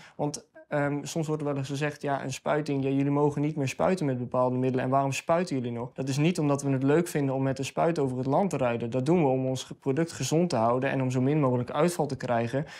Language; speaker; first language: Dutch; native; Dutch